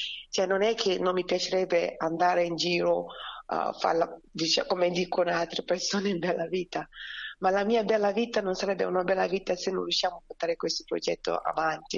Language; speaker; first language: Italian; non-native, fluent; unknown